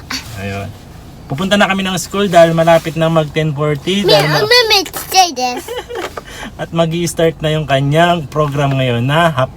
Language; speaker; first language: Filipino; native; Filipino